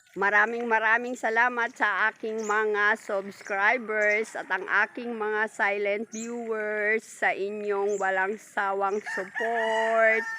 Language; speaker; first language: Filipino; non-native, local second language; Cebuano